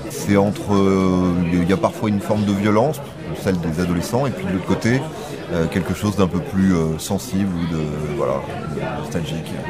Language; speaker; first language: French; native; French